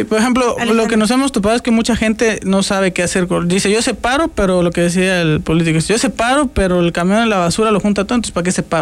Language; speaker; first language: Spanish; native; Spanish